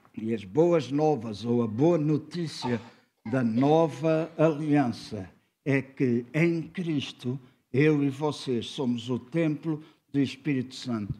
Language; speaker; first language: Portuguese; native; Portuguese